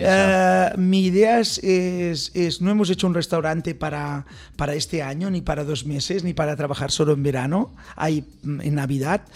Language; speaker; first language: Spanish; non-native, local second language; Catalan